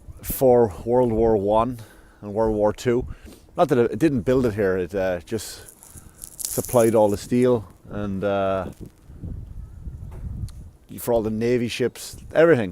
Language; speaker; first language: English; native; English